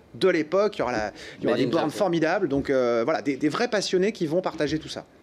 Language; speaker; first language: French; native; French